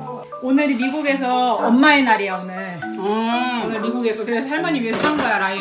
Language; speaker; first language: Korean; native; Korean